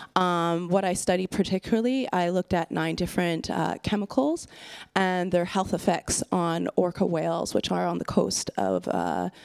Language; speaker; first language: English; native; English